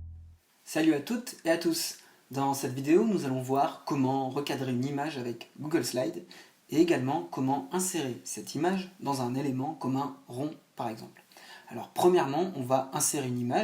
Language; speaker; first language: French; native; French